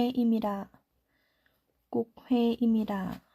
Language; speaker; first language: Korean; non-native, learner; Thai